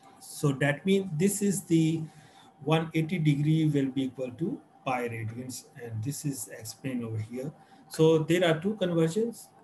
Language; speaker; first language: English; non-native, local second language; Urdu